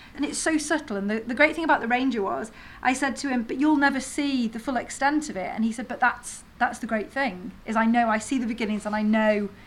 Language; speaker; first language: English; native; English